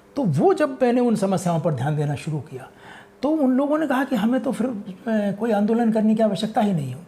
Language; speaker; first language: Hindi; native; Hindi